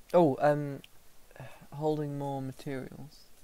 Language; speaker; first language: English; native; English